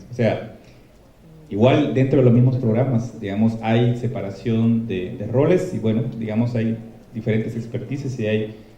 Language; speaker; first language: Spanish; native; Spanish